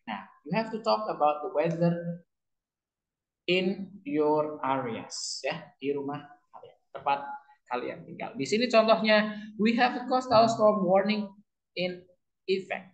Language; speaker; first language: English; non-native, fluent; Indonesian